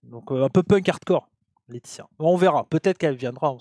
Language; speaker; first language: French; native; French